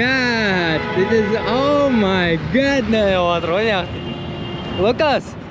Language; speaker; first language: English; non-native, learner; Kazakh